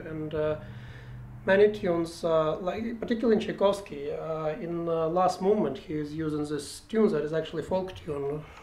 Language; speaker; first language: English; non-native, fluent; Ukrainian